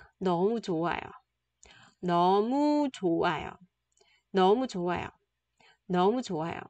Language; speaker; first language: Korean; non-native, fluent; Vietnamese